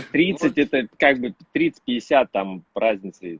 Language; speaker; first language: Russian; native; Russian